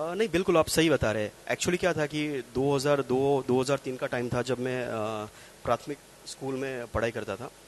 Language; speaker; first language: Hindi; non-native, local second language; Gujarati